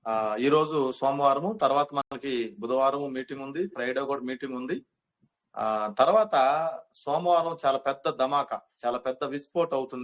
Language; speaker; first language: Telugu; native; Telugu